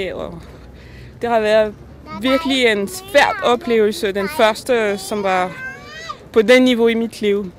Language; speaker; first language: Danish; non-native, fluent; French